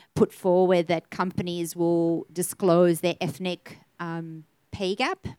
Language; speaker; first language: English; native; English